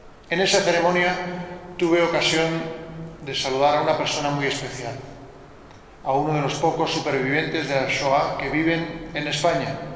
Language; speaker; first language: Spanish; native; Spanish